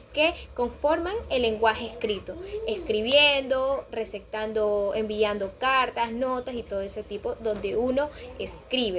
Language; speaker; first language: Spanish; native; Spanish